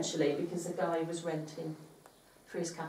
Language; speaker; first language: English; native; English